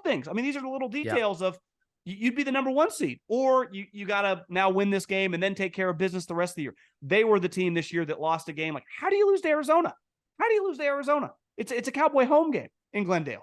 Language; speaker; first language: English; native; English